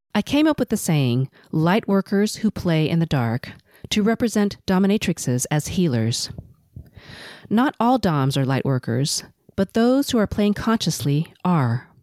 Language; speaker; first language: English; early bilingual, other home language; Cantonese